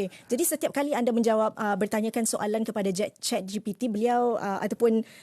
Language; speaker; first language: Malay; native; Malay